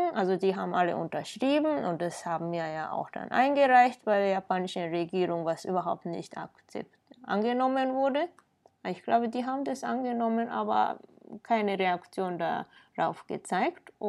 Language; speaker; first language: German; non-native, fluent; Japanese